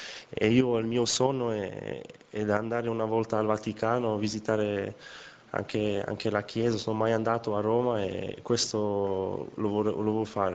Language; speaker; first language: Italian; non-native, fluent; French